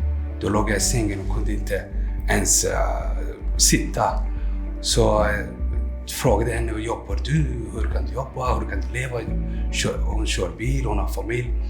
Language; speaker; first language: Swedish; non-native, fluent; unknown